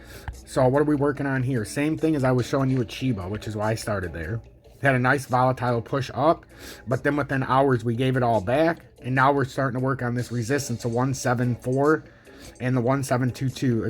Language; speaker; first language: English; native; English